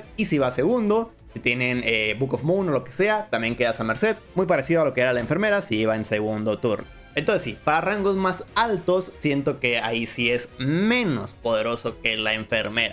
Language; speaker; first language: Spanish; native; Spanish